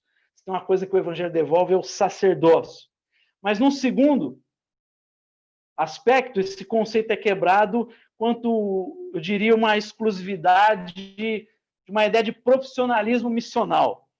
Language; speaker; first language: Portuguese; native; Portuguese